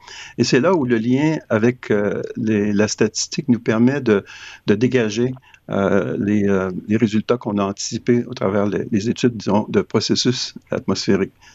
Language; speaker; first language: French; native; French